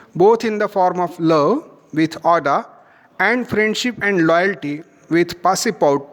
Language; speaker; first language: English; non-native, local second language; Marathi